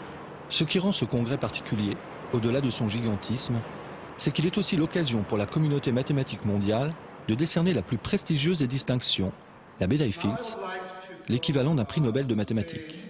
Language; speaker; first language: French; native; French